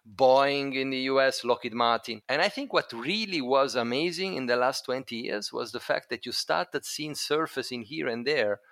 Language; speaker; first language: English; non-native, fluent; Italian